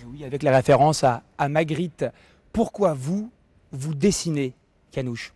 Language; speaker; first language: French; native; French